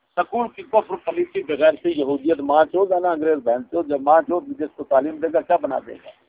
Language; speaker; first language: Urdu; non-native, local second language; Punjabi